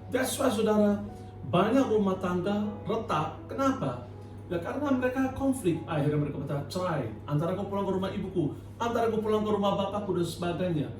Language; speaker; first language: Indonesian; non-native, fluent; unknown